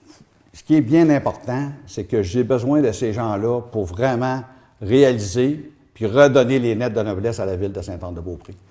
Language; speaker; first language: French; native; French